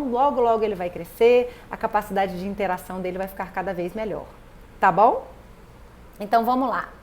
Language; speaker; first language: Portuguese; native; Portuguese